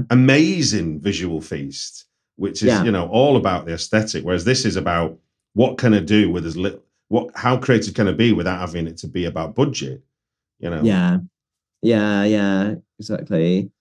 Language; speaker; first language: English; native; English